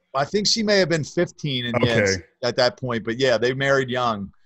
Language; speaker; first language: English; native; English